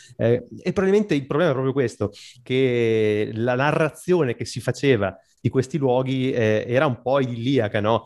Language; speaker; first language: Italian; native; Italian